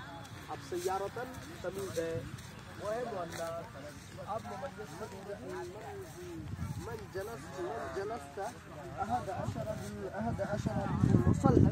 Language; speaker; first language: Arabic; non-native, fluent; Urdu